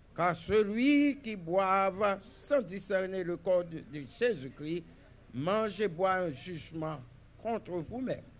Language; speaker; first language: French; native; French